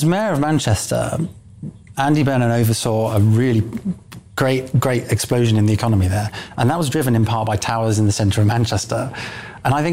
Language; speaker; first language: English; native; English